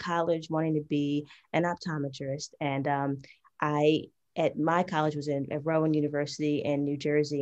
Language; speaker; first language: English; native; English